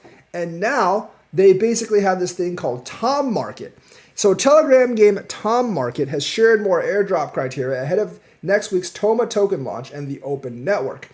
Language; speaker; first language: English; native; English